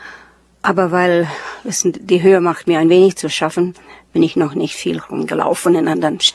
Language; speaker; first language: German; early bilingual, heritage; German